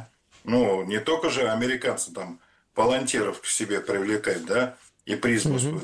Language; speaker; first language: Russian; native; Russian